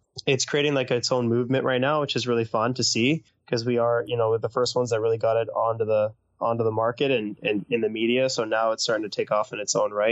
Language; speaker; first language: English; native; English